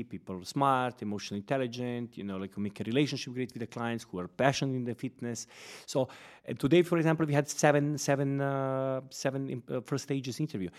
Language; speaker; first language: English; non-native, fluent; Serbian